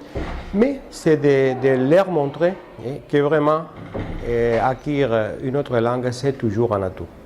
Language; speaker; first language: French; non-native, fluent; Spanish